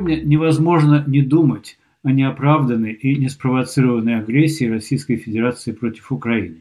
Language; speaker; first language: Russian; native; Russian